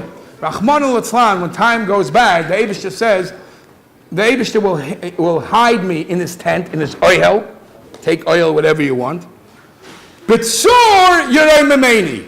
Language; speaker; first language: English; native; English